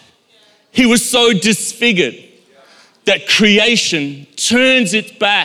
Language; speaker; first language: English; native; English